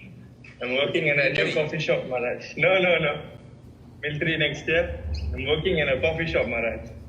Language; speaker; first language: English; non-native, learner; Spanish